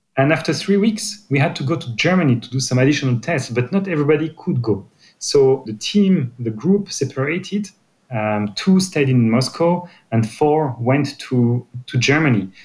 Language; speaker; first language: English; non-native, fluent; French